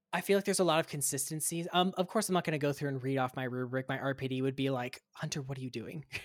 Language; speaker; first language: English; native; English